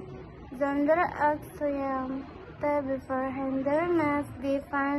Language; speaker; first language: Dutch; non-native, learner; Indonesian